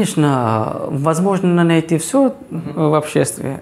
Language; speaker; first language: Russian; non-native, fluent; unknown